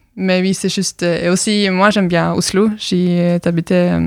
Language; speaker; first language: French; non-native, fluent; Norwegian